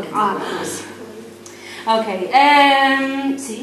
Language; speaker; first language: Italian; non-native, learner; Armenian